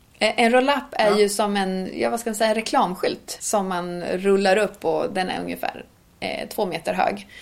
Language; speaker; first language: Swedish; native; Swedish